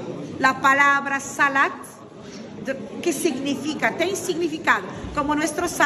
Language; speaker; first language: Spanish; non-native, fluent; Arabic